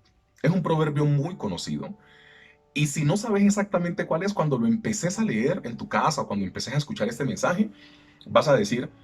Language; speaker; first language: Spanish; native; Spanish